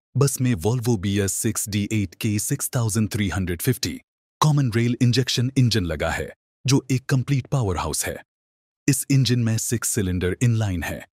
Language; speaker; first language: Hindi; non-native, local second language; Marathi